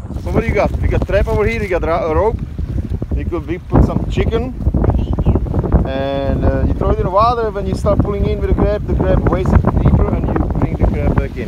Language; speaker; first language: English; non-native, fluent; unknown